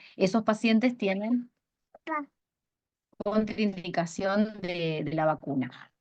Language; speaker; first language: Spanish; native; Spanish